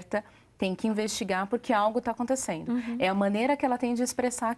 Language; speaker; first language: Portuguese; native; Portuguese